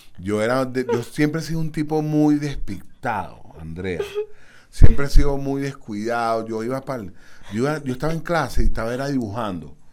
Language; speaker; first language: Spanish; native; Spanish